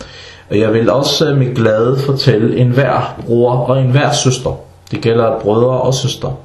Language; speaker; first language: Danish; non-native, fluent; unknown